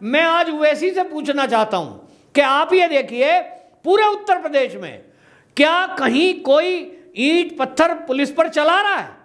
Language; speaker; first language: Hindi; native; Hindi